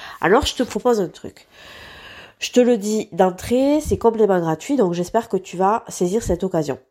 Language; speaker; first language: French; native; French